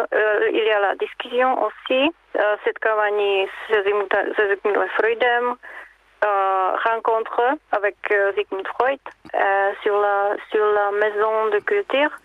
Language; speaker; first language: French; non-native, learner; Czech